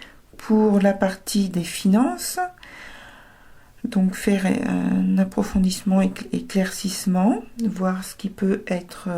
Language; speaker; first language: French; native; French